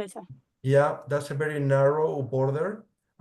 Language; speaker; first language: English; non-native, fluent; Spanish